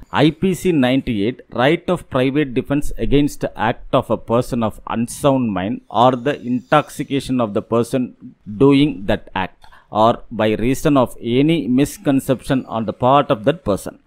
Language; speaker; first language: English; non-native, local second language; Tamil